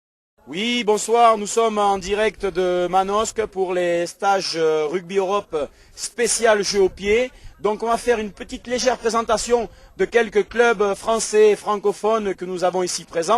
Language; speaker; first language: French; native; French